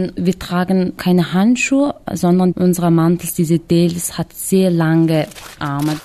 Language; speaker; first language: German; non-native, fluent; Mongolian